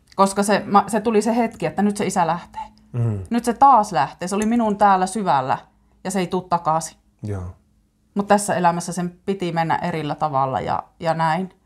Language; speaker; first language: Finnish; native; Finnish